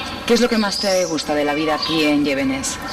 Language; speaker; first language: Spanish; native; Spanish